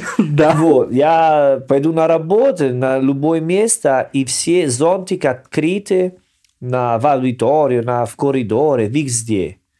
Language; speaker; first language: Russian; non-native, learner; Italian